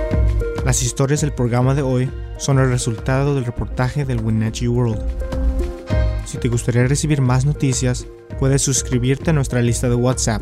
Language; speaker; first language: Spanish; native; Spanish